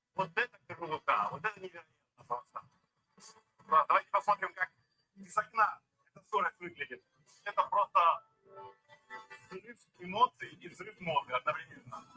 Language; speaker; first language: Russian; native; Russian